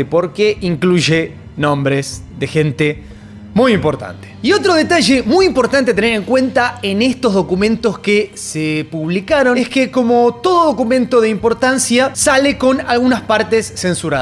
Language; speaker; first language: Spanish; native; Spanish